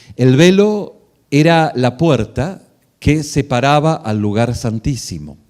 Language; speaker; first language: Spanish; native; Spanish